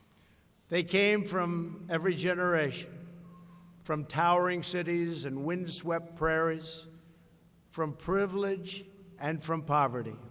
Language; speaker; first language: English; native; English